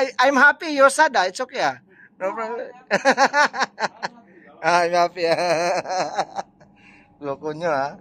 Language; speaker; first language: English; non-native, local second language; Filipino